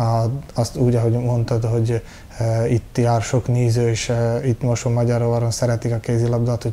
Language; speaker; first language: Hungarian; early bilingual, heritage; Hungarian